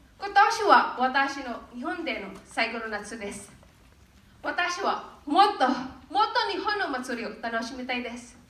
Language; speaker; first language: Japanese; non-native, learner; Filipino